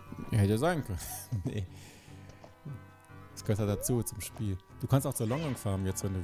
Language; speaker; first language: German; native; German